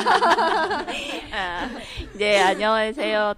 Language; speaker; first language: Korean; non-native, learner; Vietnamese